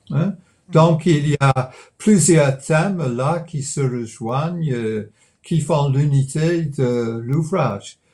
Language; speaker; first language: French; non-native, fluent; English